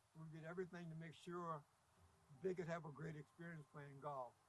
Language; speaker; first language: English; native; English